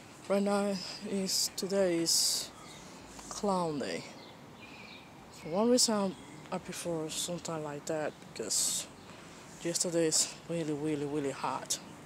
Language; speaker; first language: English; non-native, fluent; Spanish